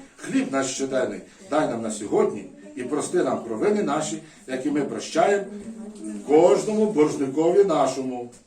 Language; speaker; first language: Ukrainian; non-native, local second language; Russian